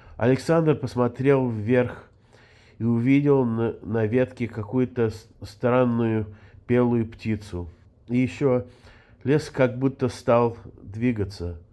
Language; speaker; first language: Russian; early bilingual, heritage; Russian